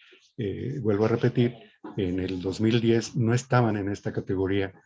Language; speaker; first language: Spanish; native; Spanish